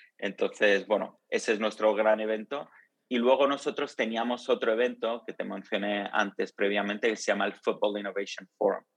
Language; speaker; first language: Spanish; early bilingual, other home language; Italian